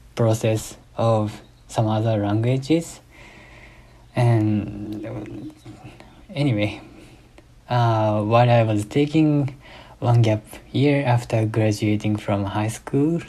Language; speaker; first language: English; non-native, fluent; Japanese